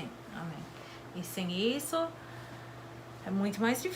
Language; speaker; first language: Portuguese; non-native, fluent; English